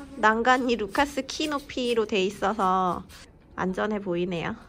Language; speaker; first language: Korean; native; Korean